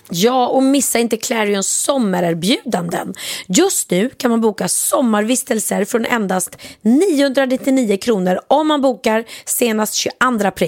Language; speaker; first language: Swedish; native; Swedish